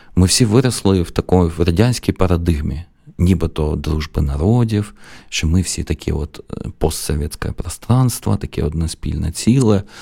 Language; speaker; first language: Ukrainian; non-native, local second language; Russian